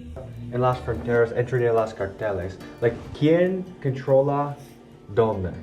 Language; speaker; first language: Spanish; non-native, learner; English